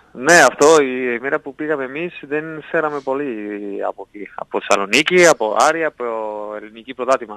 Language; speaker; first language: Greek; non-native, learner; Spanish